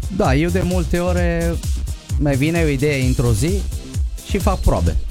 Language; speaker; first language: Romanian; non-native, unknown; Italian